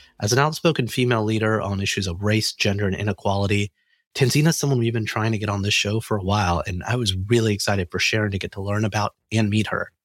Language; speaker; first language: English; native; English